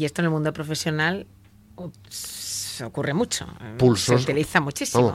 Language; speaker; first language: Spanish; native; Spanish